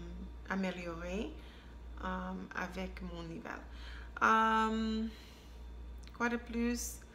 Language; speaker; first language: French; non-native, learner; English